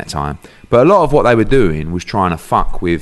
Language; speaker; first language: English; native; English